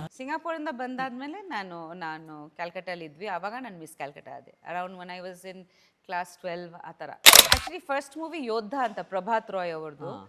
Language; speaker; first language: Kannada; non-native, fluent; Bangla